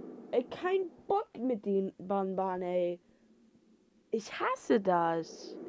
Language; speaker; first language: German; non-native, learner; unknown